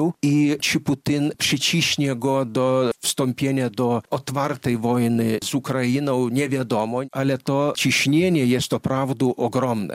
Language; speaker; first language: Polish; non-native, fluent; Lithuanian